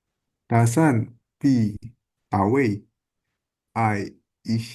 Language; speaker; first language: Chinese; non-native, learner; Indonesian